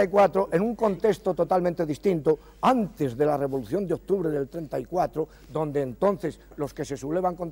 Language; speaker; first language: Spanish; native; Spanish